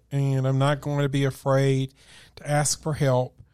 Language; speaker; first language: English; native; English